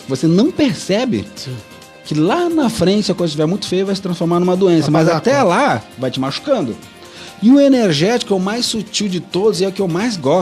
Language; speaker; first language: Portuguese; native; Portuguese